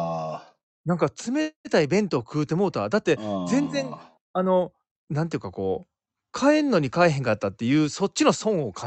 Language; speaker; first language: Japanese; native; Japanese